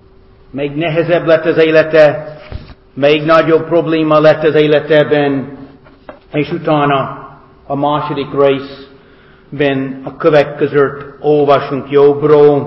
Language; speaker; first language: Hungarian; non-native, fluent; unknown